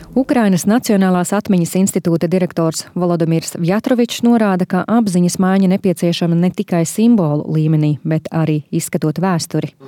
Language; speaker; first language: Latvian; native; Latvian